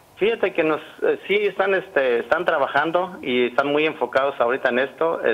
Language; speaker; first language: Spanish; native; Spanish